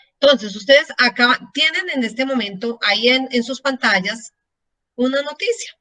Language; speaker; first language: Spanish; native; Spanish